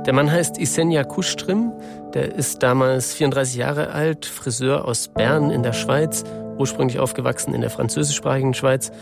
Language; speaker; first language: German; native; German